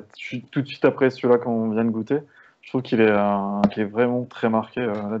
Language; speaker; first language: French; native; French